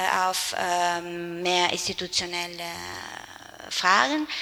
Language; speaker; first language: German; non-native, fluent; Italian